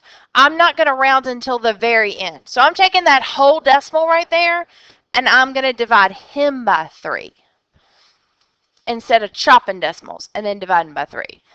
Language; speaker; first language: English; native; English